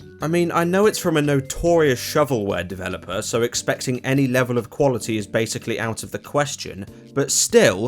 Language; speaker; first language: English; native; English